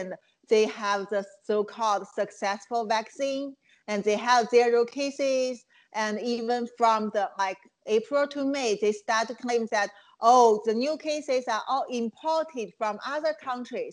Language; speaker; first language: English; non-native, fluent; Chinese